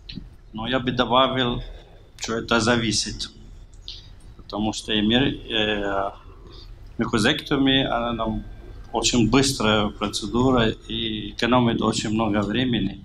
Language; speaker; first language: Russian; non-native, fluent; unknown